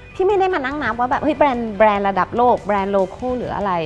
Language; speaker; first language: Thai; native; Thai